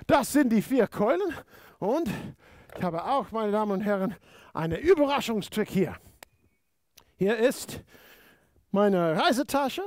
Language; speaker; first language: German; non-native, fluent; English